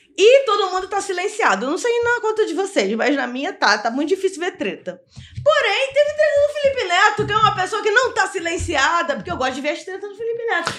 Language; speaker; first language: Portuguese; native; Portuguese